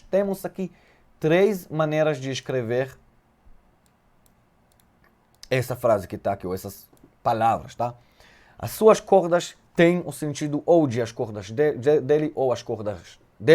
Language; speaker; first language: Portuguese; non-native, fluent; Hebrew